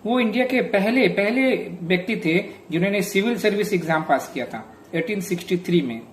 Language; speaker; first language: Hindi; non-native, local second language; Bangla